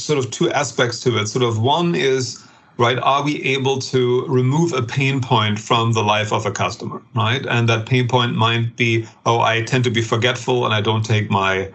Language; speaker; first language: English; non-native, fluent; German